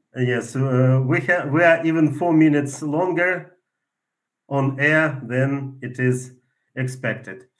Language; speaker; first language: English; non-native, fluent; Ukrainian